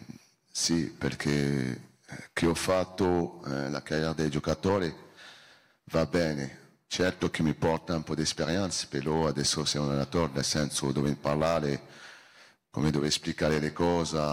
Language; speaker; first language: Italian; non-native, learner; French